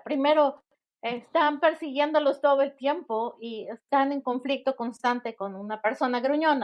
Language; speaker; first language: Spanish; native; Spanish